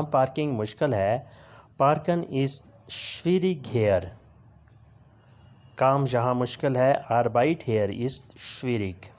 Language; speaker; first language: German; non-native, learner; Urdu